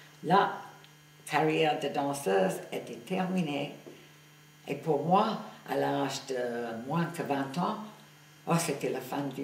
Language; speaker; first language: French; non-native, fluent; English